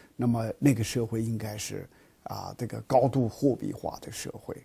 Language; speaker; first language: Chinese; native; Chinese